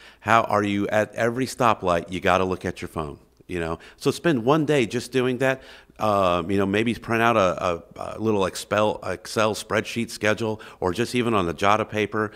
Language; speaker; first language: English; native; English